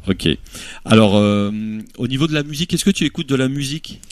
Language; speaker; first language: French; native; French